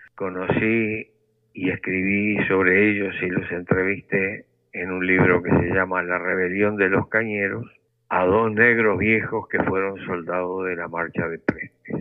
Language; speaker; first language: Spanish; native; Spanish